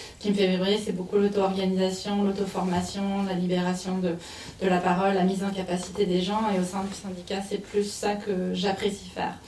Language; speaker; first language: French; native; French